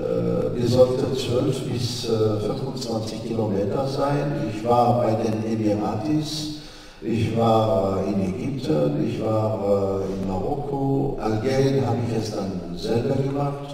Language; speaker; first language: German; non-native, fluent; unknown